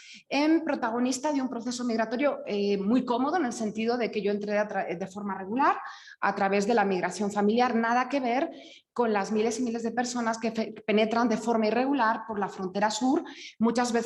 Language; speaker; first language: Spanish; native; Spanish